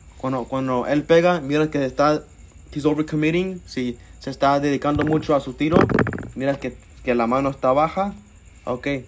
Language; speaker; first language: Spanish; early bilingual, heritage; Spanish